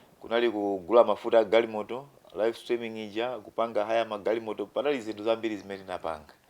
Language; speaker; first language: Nyanja; non-native, local second language; Tumbuka